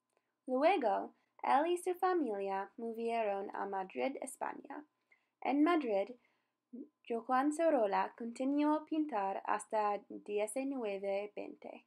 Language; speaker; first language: Spanish; non-native, learner; English